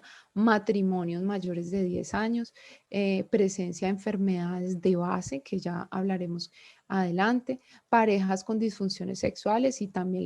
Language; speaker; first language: Spanish; native; Spanish